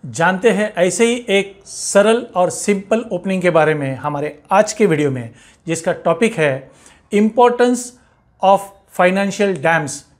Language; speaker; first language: Hindi; non-native, local second language; Marathi